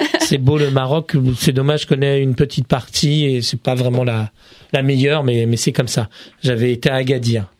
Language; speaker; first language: French; native; French